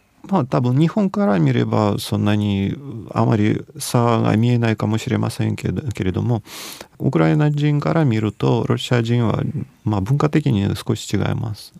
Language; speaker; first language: Japanese; non-native, fluent; Russian